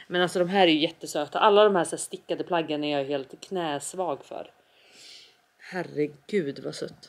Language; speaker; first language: Swedish; native; Swedish